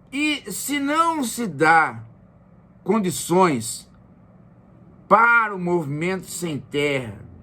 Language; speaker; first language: Portuguese; native; Portuguese